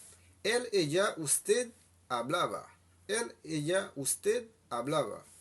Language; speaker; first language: Spanish; non-native, fluent; Haitian Creole